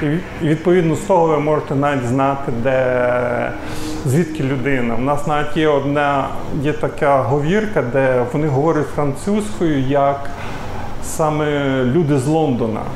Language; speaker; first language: Ukrainian; native; Ukrainian